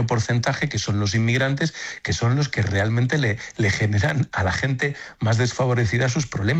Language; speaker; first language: Spanish; native; Spanish